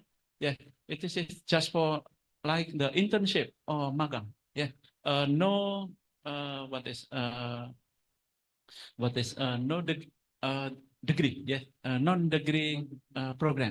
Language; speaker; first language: English; non-native, fluent; Indonesian